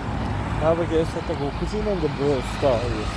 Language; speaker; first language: Dutch; native; Dutch